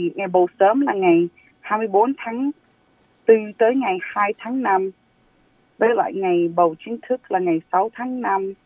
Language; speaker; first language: Vietnamese; early bilingual, heritage; Vietnamese